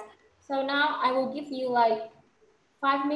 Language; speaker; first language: English; non-native, fluent; Vietnamese